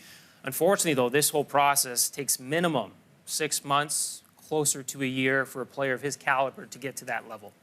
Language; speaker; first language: English; native; English